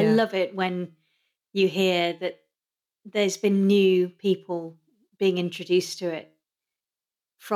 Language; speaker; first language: English; native; English